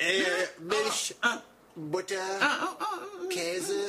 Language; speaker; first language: German; non-native, fluent; English